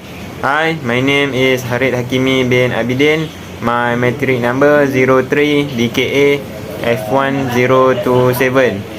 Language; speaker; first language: English; non-native, local second language; Malay